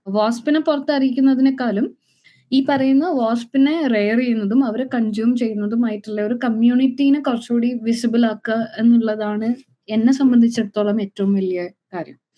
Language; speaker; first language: Malayalam; native; Malayalam